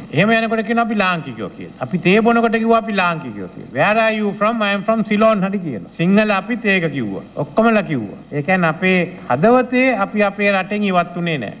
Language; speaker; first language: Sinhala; native; Sinhala